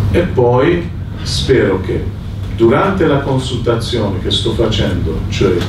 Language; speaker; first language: Italian; non-native, fluent; Maltese